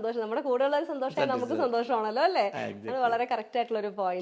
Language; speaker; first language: Malayalam; native; Malayalam